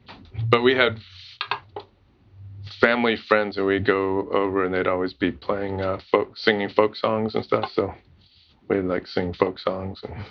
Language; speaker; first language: English; native; English